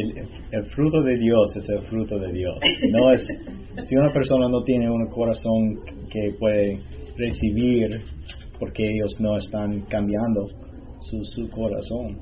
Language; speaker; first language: Spanish; non-native, learner; English